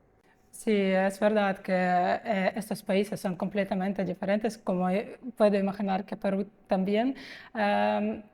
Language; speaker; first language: Spanish; non-native, fluent; Russian